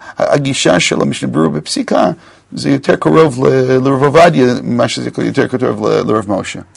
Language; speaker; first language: Hebrew; non-native, fluent; English